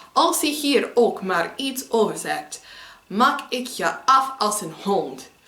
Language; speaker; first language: Dutch; non-native, learner; English